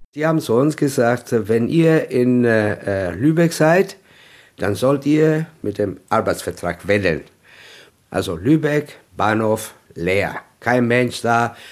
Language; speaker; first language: German; non-native, fluent; Italian